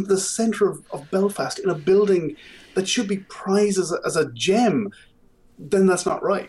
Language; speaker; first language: English; native; English